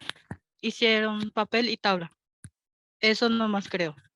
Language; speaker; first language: Spanish; non-native, local second language; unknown